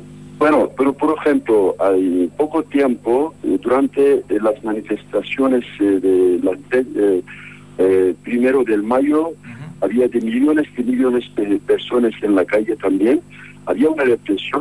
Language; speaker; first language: Spanish; non-native, fluent; Kurdish